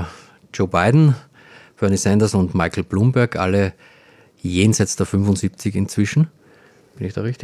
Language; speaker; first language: German; native; German